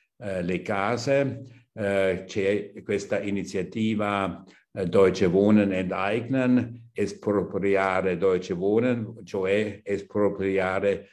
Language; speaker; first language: Italian; non-native, fluent; German